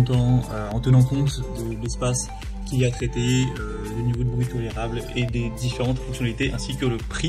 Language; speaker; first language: French; native; French